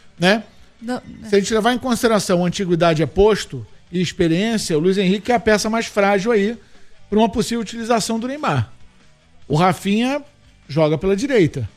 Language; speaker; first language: Portuguese; native; Portuguese